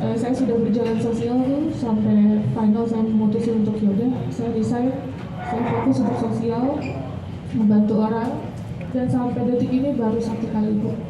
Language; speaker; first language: Indonesian; native; Indonesian